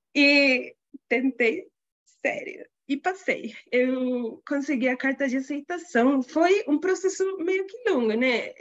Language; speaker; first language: Portuguese; non-native, fluent; Spanish